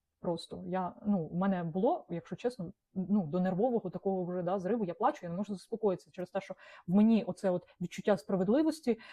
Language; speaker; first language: Ukrainian; non-native, local second language; Russian